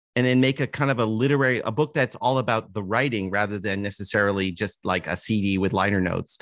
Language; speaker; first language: English; native; English